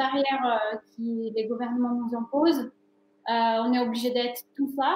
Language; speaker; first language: French; non-native, fluent; Portuguese